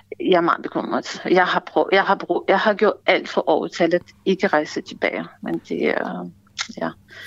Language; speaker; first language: Danish; non-native, fluent; Ukrainian